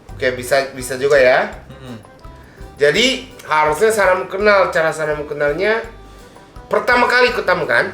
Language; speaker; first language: Indonesian; non-native, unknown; Japanese